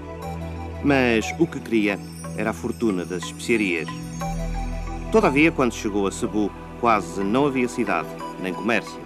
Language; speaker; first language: Portuguese; native; Portuguese